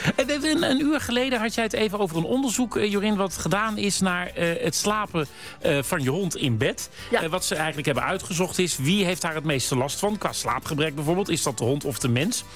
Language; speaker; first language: Dutch; native; Dutch